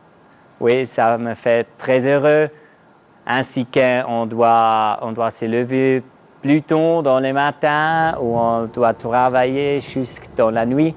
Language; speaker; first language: French; non-native, learner; German